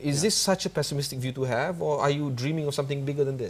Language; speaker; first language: English; non-native, local second language; Malay